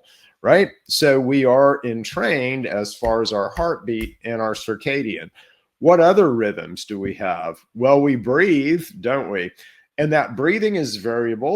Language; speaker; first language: English; native; English